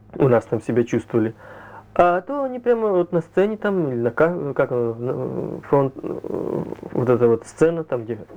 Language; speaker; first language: Russian; native; Russian